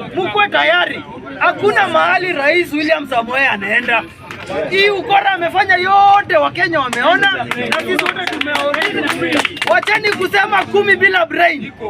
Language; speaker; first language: Swahili; non-native, local second language; Kalenjin